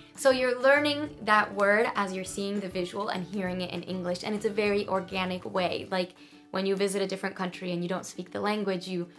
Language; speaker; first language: English; early bilingual, other home language; Spanish